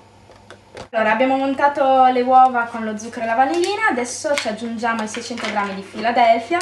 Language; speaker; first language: Italian; native; Italian